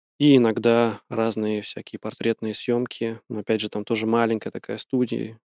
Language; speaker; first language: Russian; early bilingual, heritage; Russian